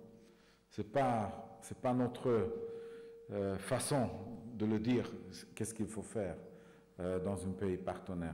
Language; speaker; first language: French; non-native, fluent; Hungarian